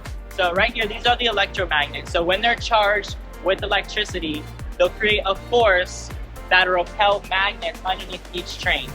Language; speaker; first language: English; native; English